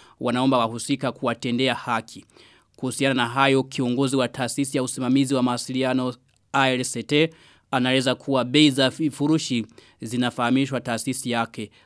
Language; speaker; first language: Swahili; non-native, local second language; Rundi